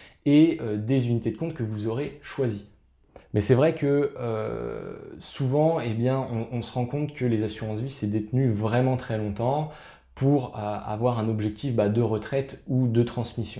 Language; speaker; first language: French; native; French